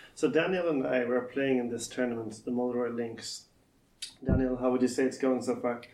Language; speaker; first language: English; non-native, fluent; Swedish